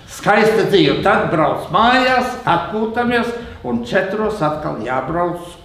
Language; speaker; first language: Latvian; non-native, local second language; Russian